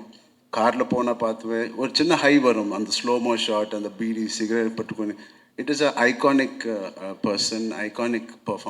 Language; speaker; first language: Tamil; non-native, local second language; Telugu